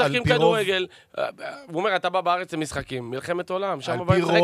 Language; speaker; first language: Hebrew; native; Hebrew